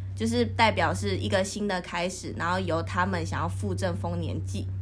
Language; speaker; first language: Chinese; native; Chinese